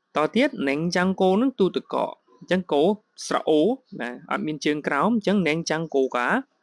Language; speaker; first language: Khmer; native; Khmer